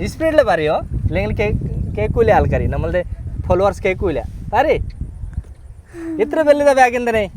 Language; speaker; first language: Malayalam; non-native, learner; Bangla